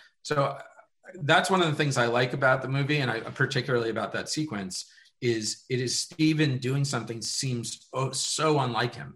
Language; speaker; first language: English; native; English